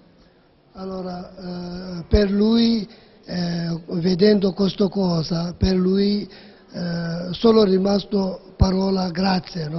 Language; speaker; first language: Italian; non-native, learner; Tibetan